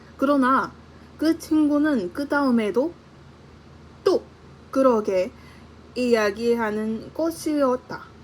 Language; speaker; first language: Korean; non-native, learner; English